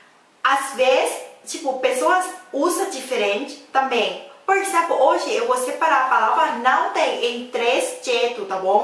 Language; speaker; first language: Portuguese; non-native, learner; Thai